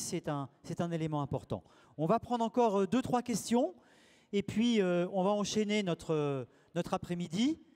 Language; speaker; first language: French; native; French